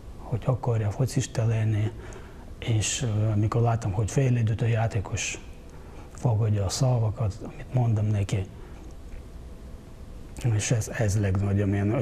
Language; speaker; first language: Hungarian; non-native, fluent; Ukrainian